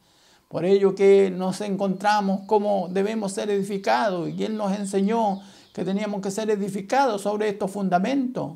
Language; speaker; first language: Spanish; native; Spanish